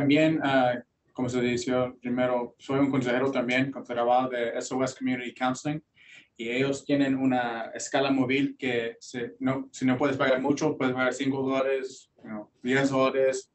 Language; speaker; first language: Spanish; early bilingual, heritage; Spanish